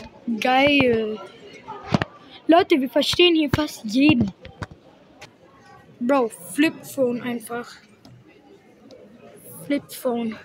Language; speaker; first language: German; early bilingual, other home language; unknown